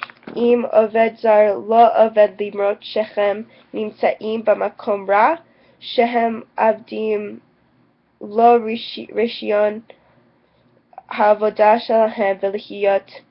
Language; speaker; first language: Hebrew; non-native, learner; English